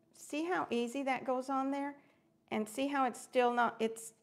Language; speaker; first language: English; early bilingual, other home language; Spanish